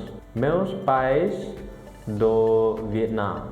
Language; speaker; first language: Portuguese; non-native, learner; English